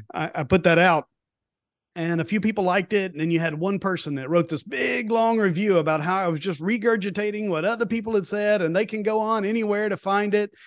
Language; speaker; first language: English; native; English